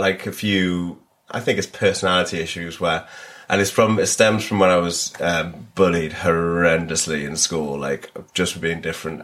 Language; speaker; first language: English; native; English